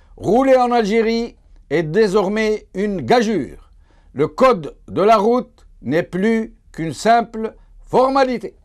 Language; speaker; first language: French; non-native, local second language; Arabic